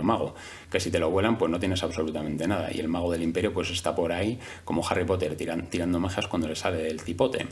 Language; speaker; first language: Spanish; native; Spanish